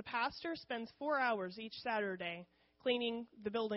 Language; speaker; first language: English; native; English